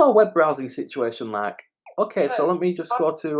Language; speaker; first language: English; native; English